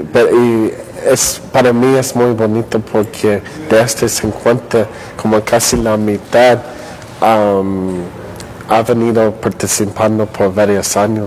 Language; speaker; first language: Spanish; non-native, fluent; English